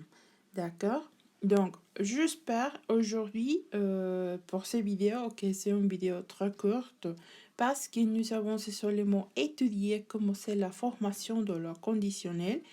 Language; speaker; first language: French; non-native, learner; Spanish